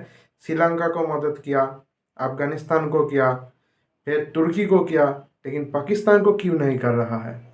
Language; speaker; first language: Hindi; non-native, local second language; Nepali